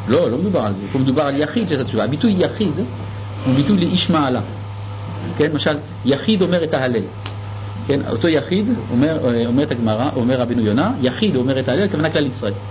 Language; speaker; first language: Hebrew; non-native, fluent; French